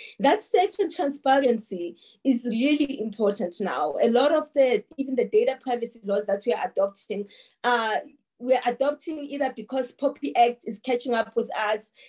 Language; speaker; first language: English; non-native, local second language; Tsonga